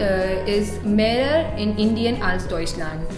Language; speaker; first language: German; non-native, learner; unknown